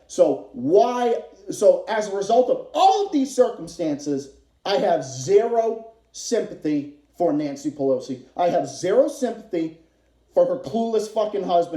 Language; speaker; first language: English; native; English